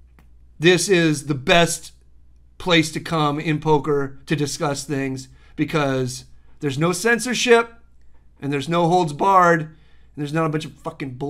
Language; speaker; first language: English; native; English